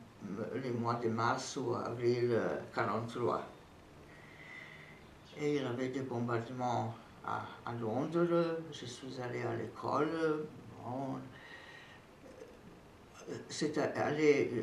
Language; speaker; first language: French; non-native, fluent; Serbian